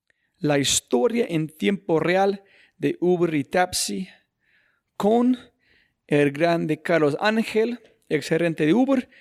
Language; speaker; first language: Spanish; non-native, fluent; English